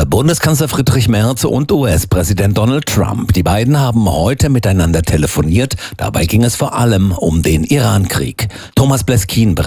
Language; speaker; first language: German; native; German